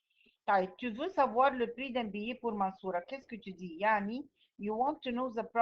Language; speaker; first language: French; non-native, fluent; Arabic